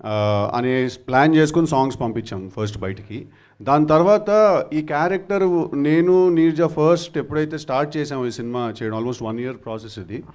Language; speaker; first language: Telugu; native; Telugu